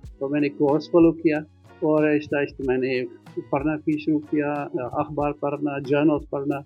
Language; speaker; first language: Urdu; non-native, fluent; Dutch